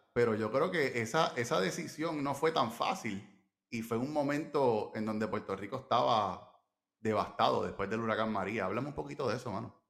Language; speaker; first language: Spanish; native; Spanish